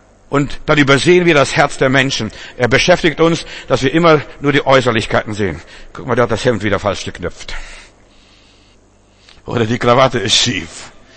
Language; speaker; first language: German; non-native, fluent; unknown